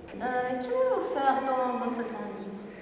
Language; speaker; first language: French; non-native, learner; Spanish